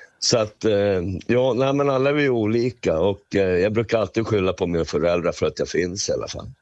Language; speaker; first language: Swedish; native; Swedish